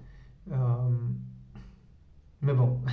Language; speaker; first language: French; non-native, learner; Spanish